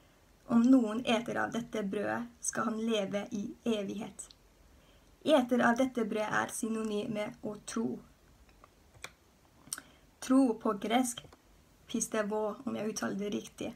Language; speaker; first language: Norwegian; non-native, fluent; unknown